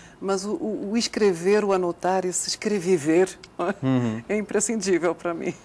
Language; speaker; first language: Portuguese; native; Portuguese